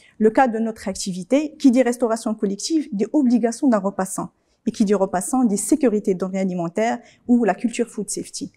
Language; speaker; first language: French; non-native, local second language; Arabic